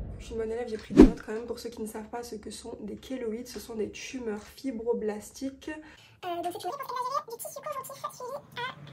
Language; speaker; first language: French; native; French